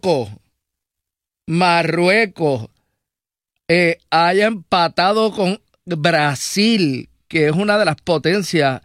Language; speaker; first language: Spanish; native; Spanish